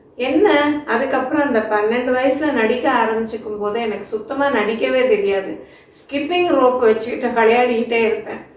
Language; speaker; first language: Tamil; non-native, local second language; Malayalam